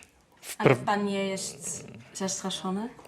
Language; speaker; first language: Polish; non-native, learner; Dutch